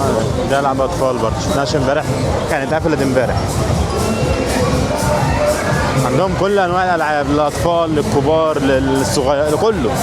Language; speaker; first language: Arabic; native; Arabic